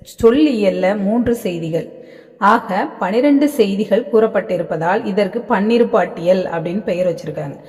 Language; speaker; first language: Tamil; native; Tamil